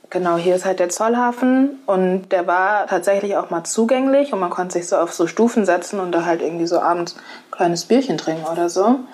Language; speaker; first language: German; native; German